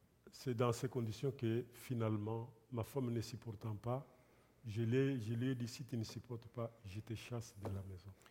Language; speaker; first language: French; non-native, local second language; Lingala